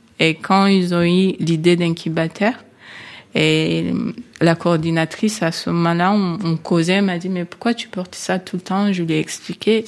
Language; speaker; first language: French; non-native, local second language; Kinyarwanda